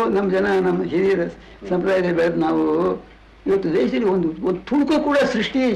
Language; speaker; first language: Kannada; non-native, local second language; Tamil